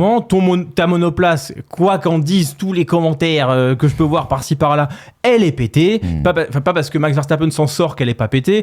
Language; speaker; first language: French; native; French